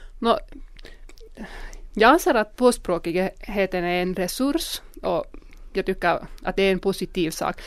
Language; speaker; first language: Swedish; non-native, local second language; Finnish